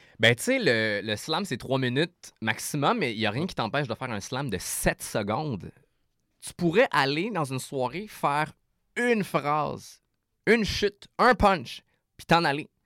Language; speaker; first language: French; native; French